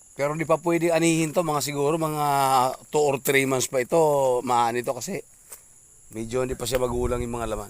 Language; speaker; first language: Filipino; non-native, local second language; Cebuano